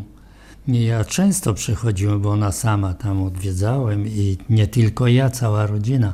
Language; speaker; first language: Polish; non-native, local second language; Romany